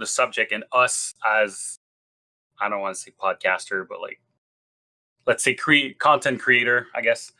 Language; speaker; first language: English; non-native, fluent; French